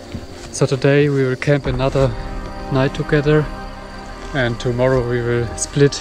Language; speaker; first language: English; non-native, fluent; German